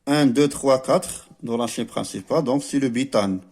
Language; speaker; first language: French; non-native, local second language; Arabic